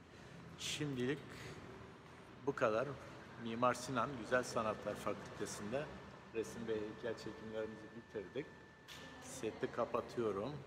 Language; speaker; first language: Turkish; native; Turkish